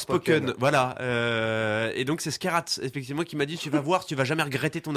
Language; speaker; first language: French; native; French